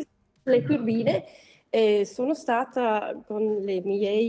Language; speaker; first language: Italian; non-native, learner; German